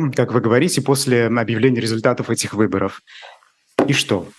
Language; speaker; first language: Russian; native; Russian